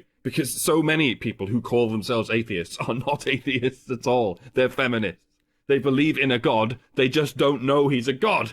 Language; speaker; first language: English; native; English